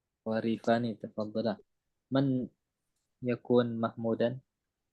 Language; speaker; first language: Arabic; non-native, fluent; Indonesian